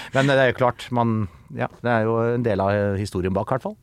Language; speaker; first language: Norwegian; native; Norwegian